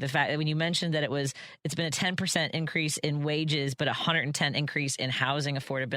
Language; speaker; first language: English; native; English